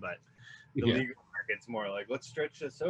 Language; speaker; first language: English; native; English